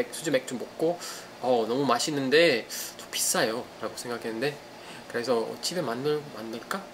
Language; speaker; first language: Korean; non-native, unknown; Italian